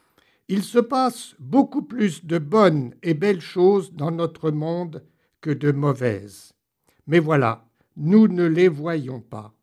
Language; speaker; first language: French; native; French